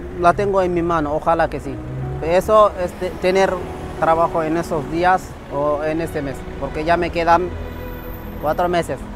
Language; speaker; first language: Spanish; non-native, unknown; Wolof